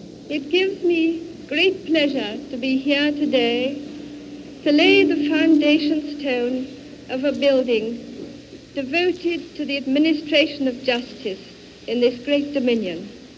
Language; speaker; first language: English; native; English